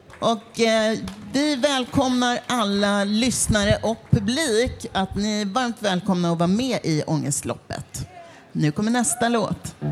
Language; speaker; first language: Swedish; native; Swedish